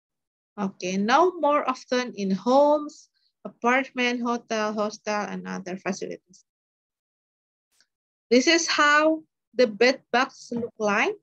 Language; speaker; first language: English; non-native, learner; Indonesian